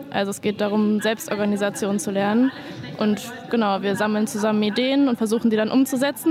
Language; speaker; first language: German; native; German